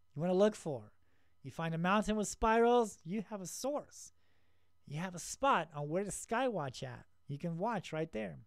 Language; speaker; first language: English; native; English